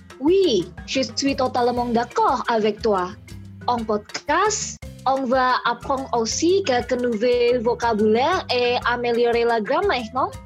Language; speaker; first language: French; non-native, learner; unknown